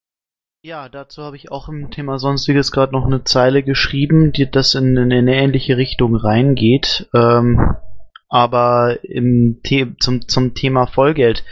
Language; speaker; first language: German; native; German